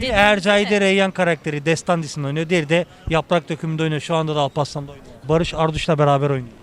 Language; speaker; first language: Turkish; native; Turkish